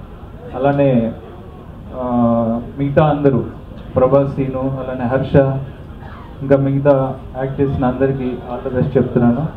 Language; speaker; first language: Telugu; native; Telugu